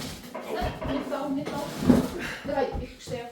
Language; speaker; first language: German; non-native, learner; Russian